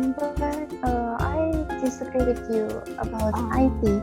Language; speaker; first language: English; non-native, learner; Indonesian